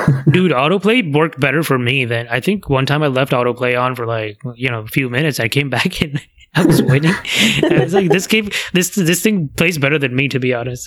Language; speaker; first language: English; non-native, local second language; Hindi